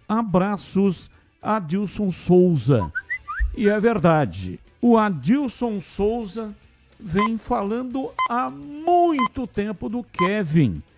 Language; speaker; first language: Portuguese; native; Portuguese